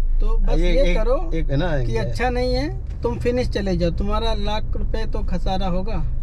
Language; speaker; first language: Hindi; native; Hindi